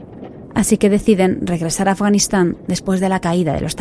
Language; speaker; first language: Spanish; native; Spanish